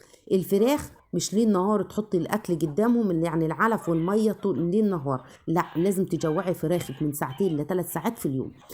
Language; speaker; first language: Arabic; native; Arabic